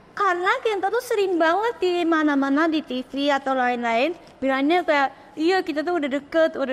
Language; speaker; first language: Indonesian; non-native, fluent; Japanese